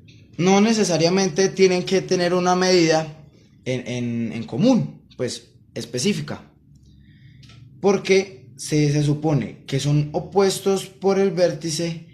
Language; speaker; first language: Spanish; native; Spanish